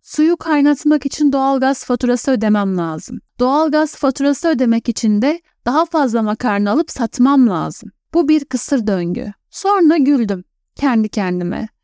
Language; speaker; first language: Turkish; native; Turkish